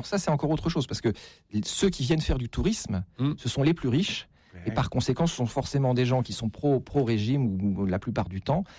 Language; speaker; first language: French; native; French